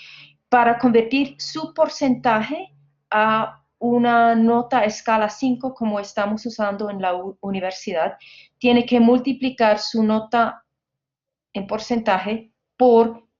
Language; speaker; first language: Spanish; non-native, fluent; English